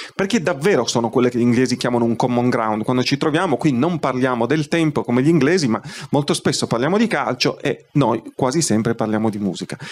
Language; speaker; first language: Italian; native; Italian